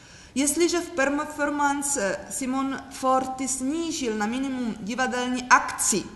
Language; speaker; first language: Czech; non-native, fluent; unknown